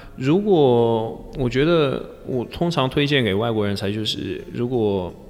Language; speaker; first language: Chinese; non-native, fluent; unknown